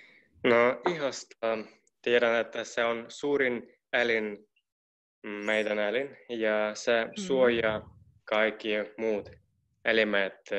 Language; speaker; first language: Finnish; non-native, learner; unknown